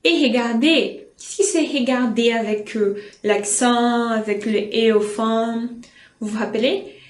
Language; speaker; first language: French; non-native, fluent; Portuguese